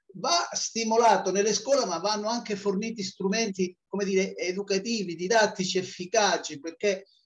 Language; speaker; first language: Italian; native; Italian